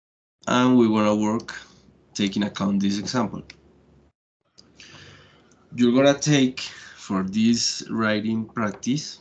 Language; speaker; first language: English; non-native, fluent; Spanish